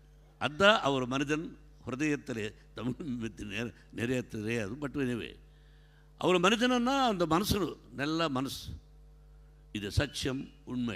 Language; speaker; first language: Tamil; non-native, local second language; Telugu